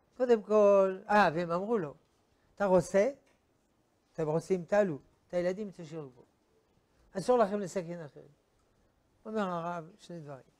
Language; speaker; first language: Hebrew; non-native, fluent; French